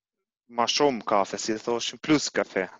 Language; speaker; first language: French; non-native, learner; Albanian